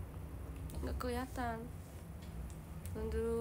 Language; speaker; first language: Indonesian; non-native, learner; Japanese